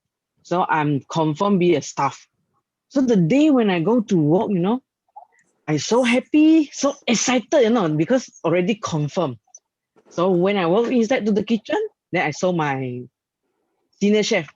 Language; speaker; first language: English; non-native, learner; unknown